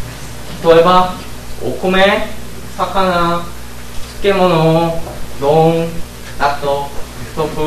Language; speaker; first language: Japanese; non-native, learner; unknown